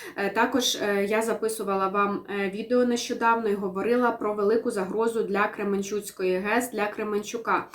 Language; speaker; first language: Ukrainian; non-native, local second language; Russian